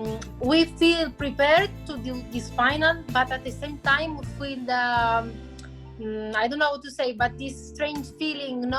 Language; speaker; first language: English; non-native, fluent; Italian